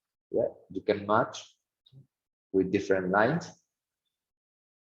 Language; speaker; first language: English; non-native, fluent; Spanish